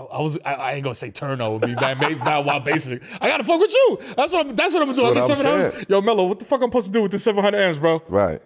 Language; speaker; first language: English; native; English